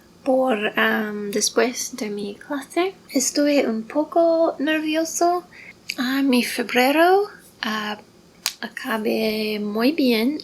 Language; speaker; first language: Spanish; non-native, learner; English